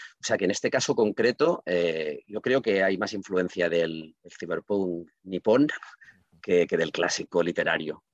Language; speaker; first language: Spanish; non-native, local second language; Catalan